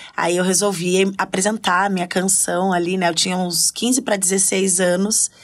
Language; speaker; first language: Portuguese; native; Portuguese